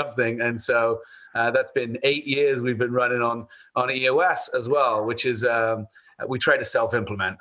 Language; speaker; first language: English; native; English